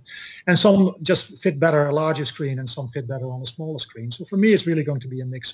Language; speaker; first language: English; non-native, fluent; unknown